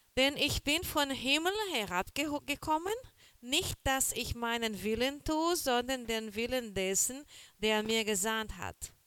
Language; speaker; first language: German; non-native, fluent; Portuguese